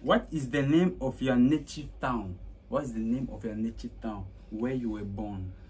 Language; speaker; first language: English; non-native, local second language; French